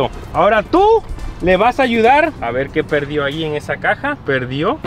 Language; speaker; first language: Spanish; native; Spanish